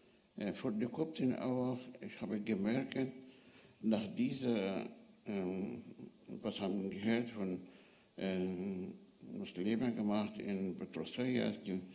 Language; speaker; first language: German; non-native, learner; Arabic